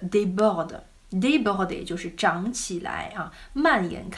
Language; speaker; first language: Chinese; native; Chinese